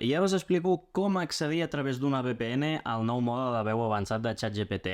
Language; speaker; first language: Catalan; native; Catalan